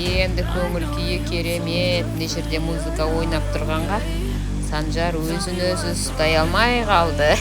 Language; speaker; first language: Kazakh; native; Kazakh